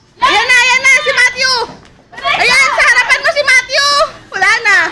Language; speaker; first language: Filipino; native; Filipino